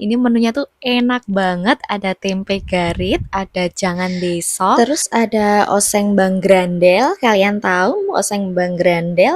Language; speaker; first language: Indonesian; non-native, local second language; Javanese